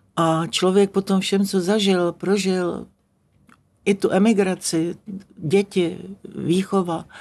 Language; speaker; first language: Czech; native; Czech